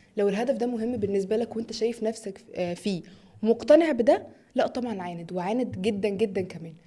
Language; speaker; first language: Egyptian Arabic; early bilingual, heritage; Arabic